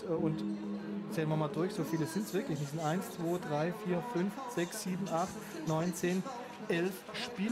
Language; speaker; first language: German; native; German